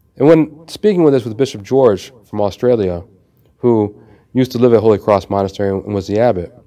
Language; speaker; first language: English; native; English